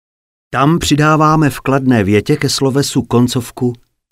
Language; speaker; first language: Czech; native; Czech